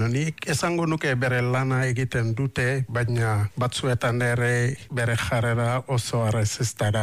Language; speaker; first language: Basque; non-native, fluent; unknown